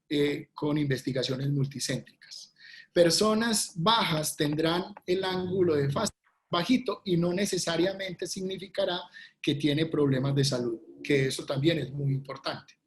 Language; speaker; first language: Spanish; native; Spanish